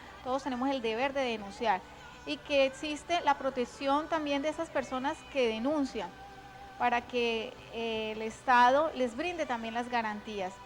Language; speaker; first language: Spanish; native; Spanish